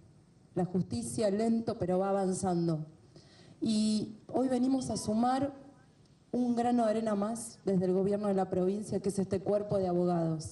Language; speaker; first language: Spanish; native; Spanish